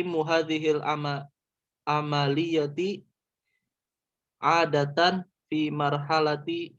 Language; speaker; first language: Arabic; non-native, learner; Indonesian